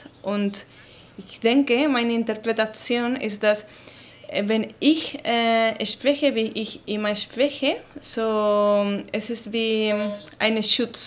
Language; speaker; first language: German; non-native, learner; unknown